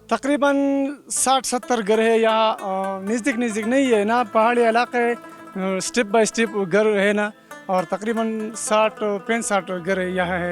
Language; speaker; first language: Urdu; non-native, local second language; Pashto